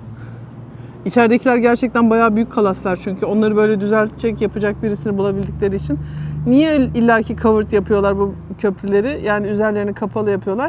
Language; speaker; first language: Turkish; native; Turkish